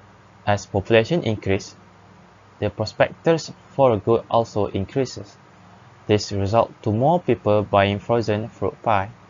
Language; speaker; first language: English; non-native, local second language; Malay